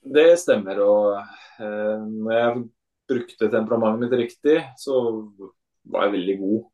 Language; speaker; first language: Norwegian; native; Norwegian